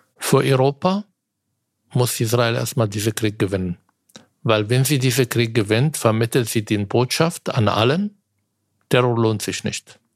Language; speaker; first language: German; non-native, fluent; Arabic